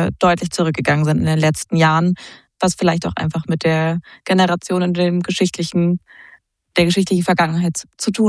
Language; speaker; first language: German; native; German